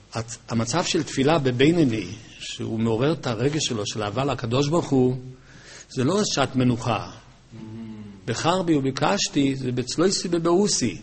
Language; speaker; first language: Hebrew; native; Hebrew